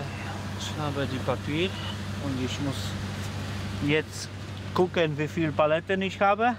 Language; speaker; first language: German; non-native, learner; Polish